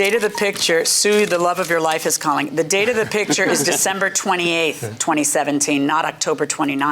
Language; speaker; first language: English; native; English